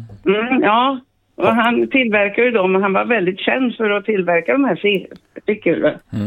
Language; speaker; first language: Swedish; native; Swedish